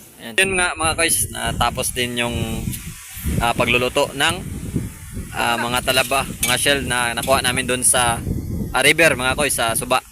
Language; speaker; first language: Filipino; non-native, local second language; Cebuano